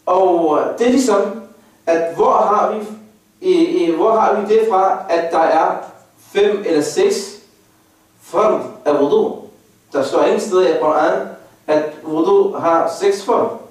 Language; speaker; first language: Danish; non-native, fluent; Arabic